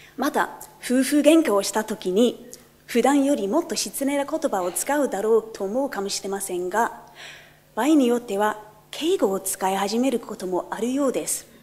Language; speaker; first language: Japanese; non-native, fluent; English